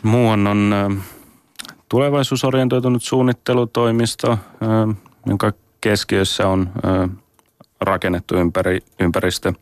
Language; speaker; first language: Finnish; native; Finnish